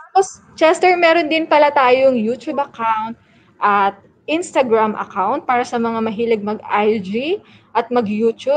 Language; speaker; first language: Filipino; native; Filipino